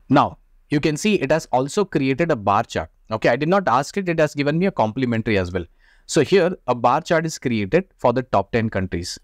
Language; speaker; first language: English; non-native, local second language; Hindi